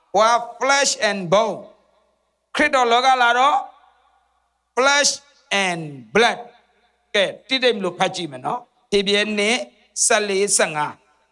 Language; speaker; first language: Burmese; non-native, local second language; Hakha Chin